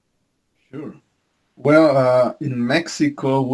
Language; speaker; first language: English; non-native, fluent; Spanish